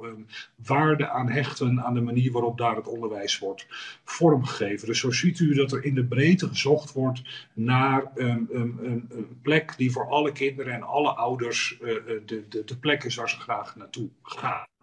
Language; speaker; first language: Dutch; native; Dutch